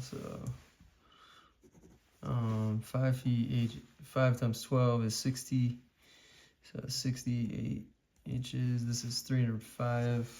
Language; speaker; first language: English; native; English